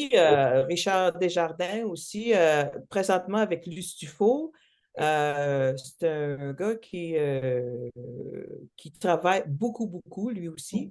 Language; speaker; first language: French; non-native, local second language; English